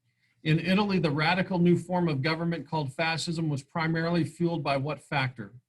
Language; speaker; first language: English; native; English